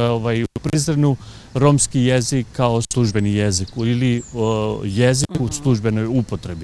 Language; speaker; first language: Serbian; non-native, local second language; Romany